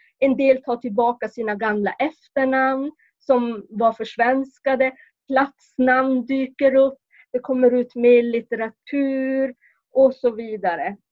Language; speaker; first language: Swedish; native; Swedish